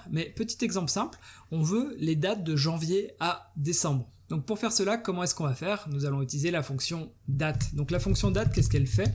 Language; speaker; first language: French; native; French